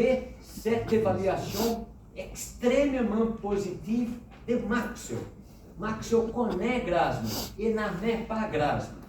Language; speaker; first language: French; non-native, fluent; Portuguese